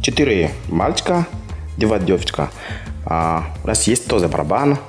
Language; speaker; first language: Russian; non-native, learner; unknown